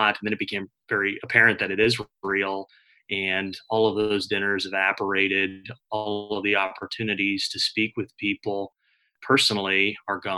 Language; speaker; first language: English; native; English